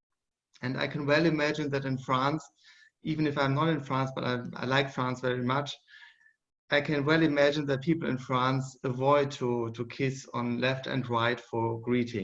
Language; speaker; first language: English; non-native, fluent; German